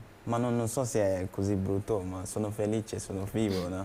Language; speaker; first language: Italian; non-native, learner; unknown